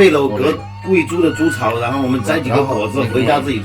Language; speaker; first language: Chinese; native; Chinese